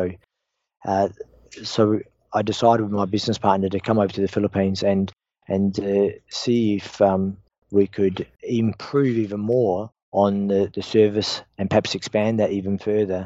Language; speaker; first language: English; native; English